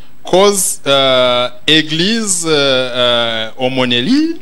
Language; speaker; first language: French; non-native, local second language; Kinyarwanda